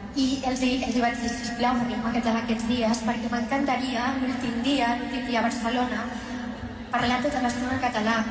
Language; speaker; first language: Catalan; non-native, local second language; Spanish